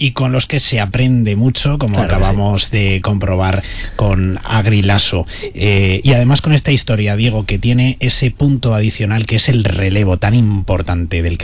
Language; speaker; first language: Spanish; native; Spanish